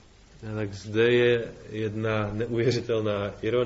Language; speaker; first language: Czech; native; Czech